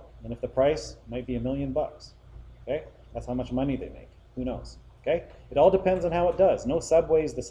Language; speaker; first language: English; native; English